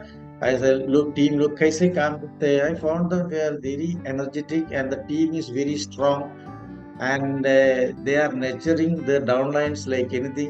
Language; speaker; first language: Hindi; non-native, local second language; Malayalam